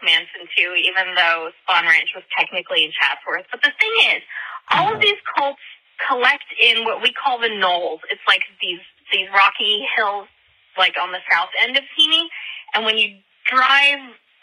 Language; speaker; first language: English; native; English